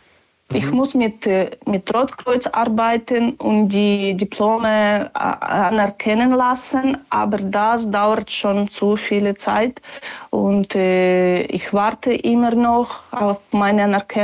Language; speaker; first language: German; non-native, learner; Ukrainian